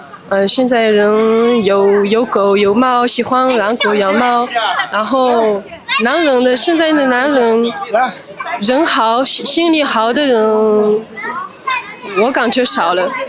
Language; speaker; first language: Chinese; early bilingual, heritage; Chinese